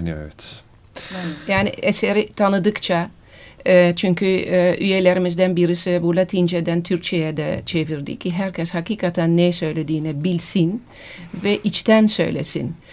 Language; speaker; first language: Turkish; non-native, fluent; Dutch